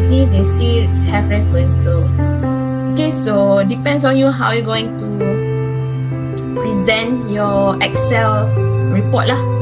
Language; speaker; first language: English; non-native, local second language; Malay